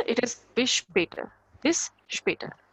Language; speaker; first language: German; non-native, fluent; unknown